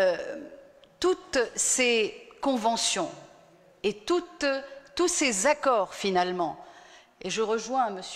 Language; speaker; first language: French; non-native, local second language; Arabic